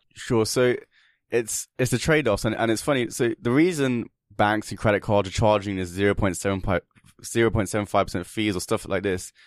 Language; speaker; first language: English; native; English